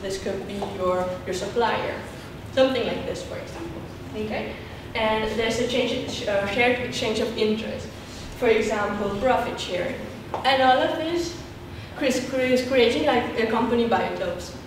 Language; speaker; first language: English; non-native, fluent; German